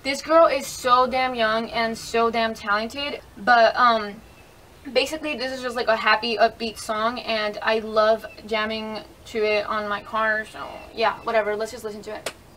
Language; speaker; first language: English; early bilingual, other home language; Spanish